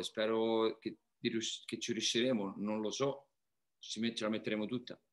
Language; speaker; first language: Italian; native; Italian